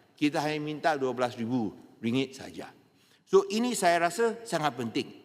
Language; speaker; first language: Malay; non-native, local second language; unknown